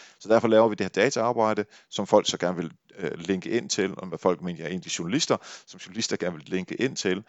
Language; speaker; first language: Danish; native; Danish